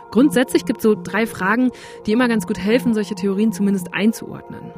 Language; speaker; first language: German; native; German